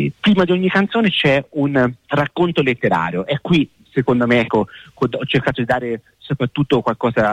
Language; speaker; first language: Italian; native; Italian